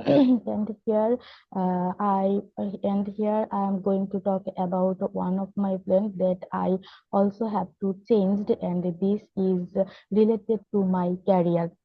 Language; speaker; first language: English; non-native, learner; Bangla